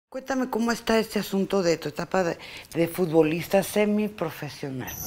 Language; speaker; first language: Spanish; native; Spanish